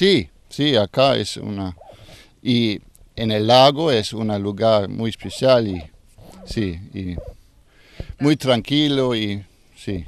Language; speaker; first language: Spanish; non-native, learner; German